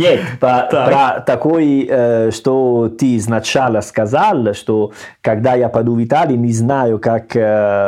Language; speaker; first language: Russian; non-native, learner; Italian